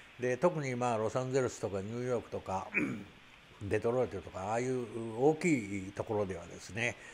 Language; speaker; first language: Japanese; native; Japanese